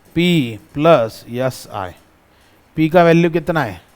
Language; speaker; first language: Hindi; non-native, local second language; Marathi